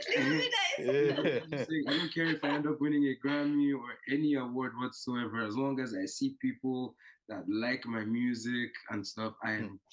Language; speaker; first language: English; non-native, local second language; Yoruba